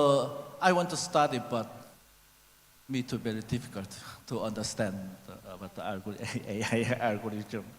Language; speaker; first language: English; non-native, learner; Korean